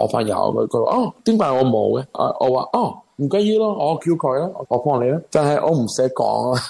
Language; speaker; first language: Cantonese; non-native, learner; Spanish